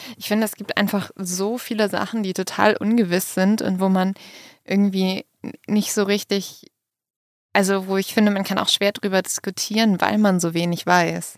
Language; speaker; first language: German; native; German